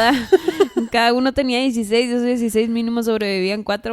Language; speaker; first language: Spanish; native; Spanish